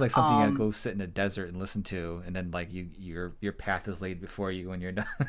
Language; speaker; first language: English; native; English